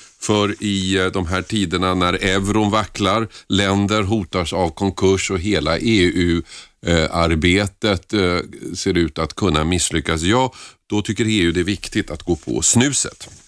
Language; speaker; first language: Swedish; native; Swedish